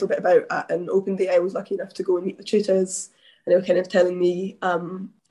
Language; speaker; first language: English; native; English